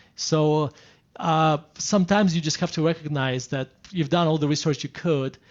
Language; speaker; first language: English; non-native, fluent; Russian